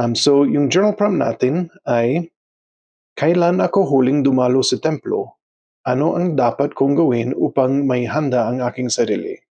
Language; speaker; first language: Filipino; non-native, fluent; English